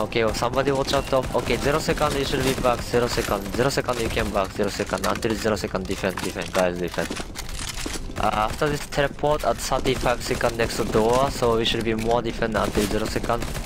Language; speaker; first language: English; non-native, learner; Japanese